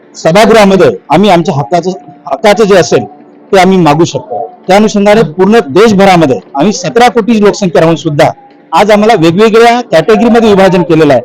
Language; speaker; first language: Marathi; non-native, local second language; Lambadi